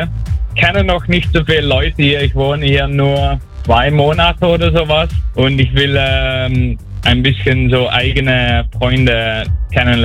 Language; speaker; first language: German; non-native, learner; Dutch